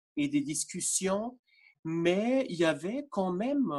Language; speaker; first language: French; non-native, fluent; German